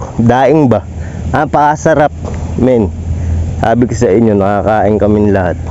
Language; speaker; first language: Filipino; native; Filipino